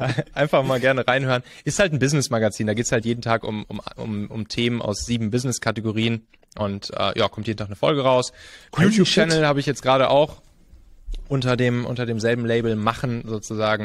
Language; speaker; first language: German; native; German